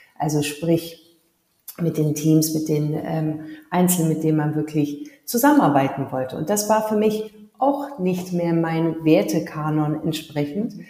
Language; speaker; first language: German; early bilingual, heritage; German